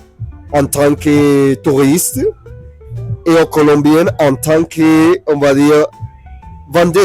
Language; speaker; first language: French; non-native, learner; Spanish